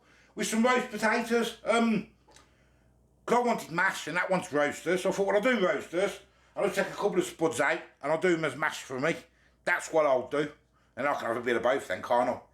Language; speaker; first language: English; native; English